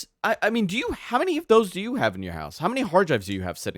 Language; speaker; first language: English; native; English